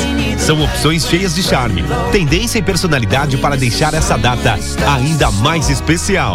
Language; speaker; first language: Portuguese; native; Portuguese